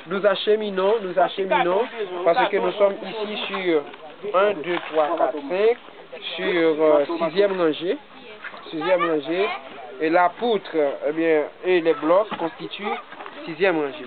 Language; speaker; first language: French; non-native, local second language; Haitian Creole